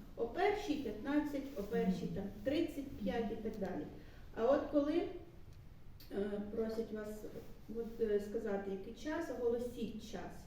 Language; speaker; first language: Ukrainian; native; Ukrainian